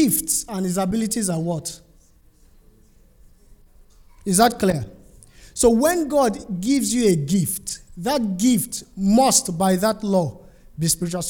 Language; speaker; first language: English; non-native, local second language; Yoruba